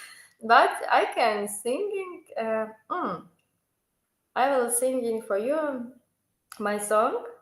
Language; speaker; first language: English; non-native, learner; Ukrainian